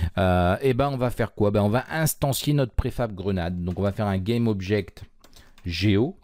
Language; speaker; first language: French; native; French